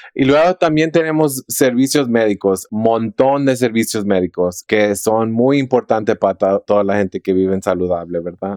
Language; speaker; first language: Spanish; early bilingual, heritage; Spanish